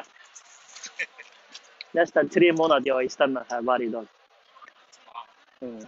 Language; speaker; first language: Swedish; non-native, learner; Uyghur